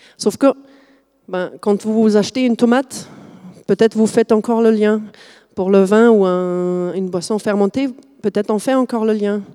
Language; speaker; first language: French; non-native, fluent; German